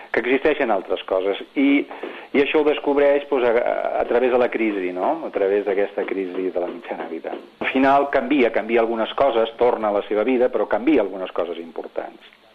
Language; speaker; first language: Catalan; non-native, local second language; Spanish